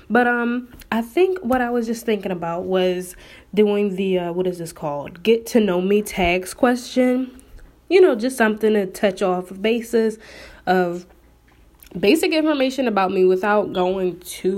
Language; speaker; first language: English; native; English